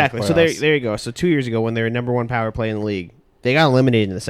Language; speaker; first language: English; native; English